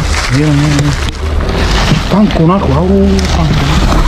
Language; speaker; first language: Spanish; non-native, learner; Filipino